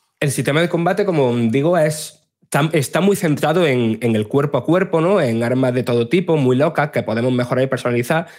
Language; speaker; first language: Spanish; native; Spanish